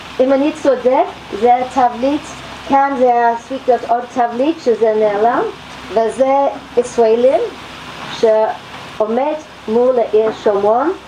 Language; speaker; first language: Hebrew; non-native, fluent; English